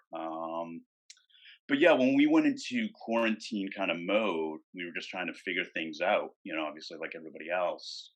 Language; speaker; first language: English; native; English